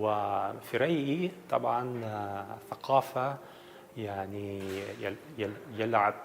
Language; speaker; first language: Arabic; non-native, learner; Dutch